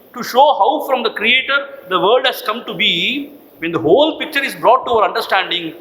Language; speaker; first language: English; non-native, local second language; Tamil